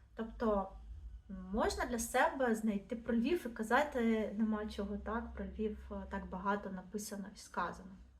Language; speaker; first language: Ukrainian; non-native, local second language; Russian